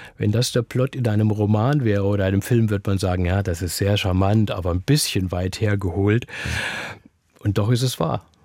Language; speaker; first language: German; native; German